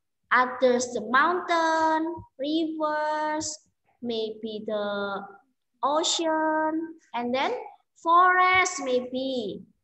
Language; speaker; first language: English; non-native, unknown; Indonesian